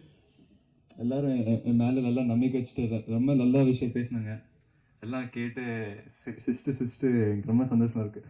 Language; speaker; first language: Tamil; non-native, local second language; Telugu